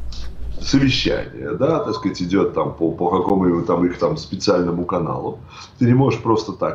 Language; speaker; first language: Russian; native; Russian